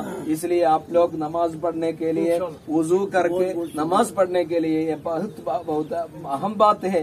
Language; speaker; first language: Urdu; non-native, local second language; Malayalam